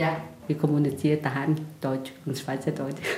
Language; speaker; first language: German; non-native, learner; Vietnamese